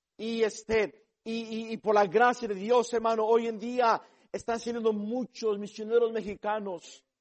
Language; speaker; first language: Spanish; early bilingual, heritage; Spanish